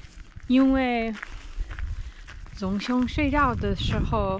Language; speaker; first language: Chinese; non-native, fluent; English